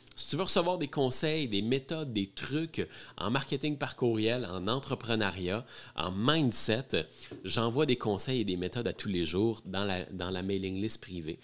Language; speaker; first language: French; native; French